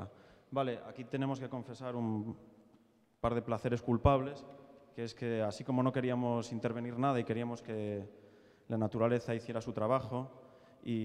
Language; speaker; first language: Spanish; native; Spanish